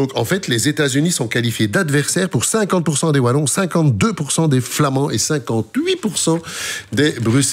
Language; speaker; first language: French; native; French